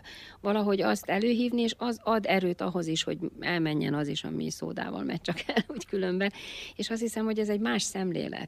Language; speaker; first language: Hungarian; native; Hungarian